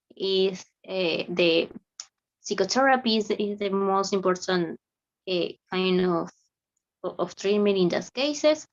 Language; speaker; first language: English; non-native, learner; Spanish